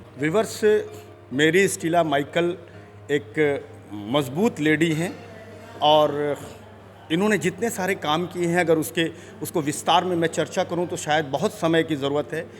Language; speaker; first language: Hindi; native; Hindi